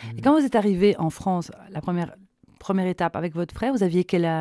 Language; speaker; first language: French; native; French